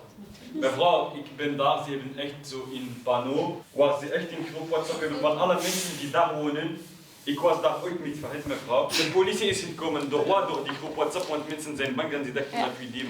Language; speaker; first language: Dutch; non-native, fluent; Arabic